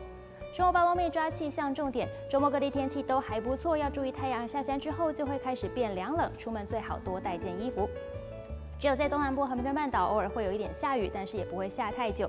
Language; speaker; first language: Chinese; native; Chinese